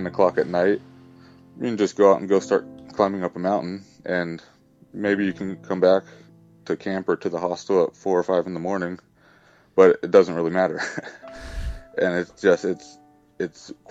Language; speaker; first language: English; native; English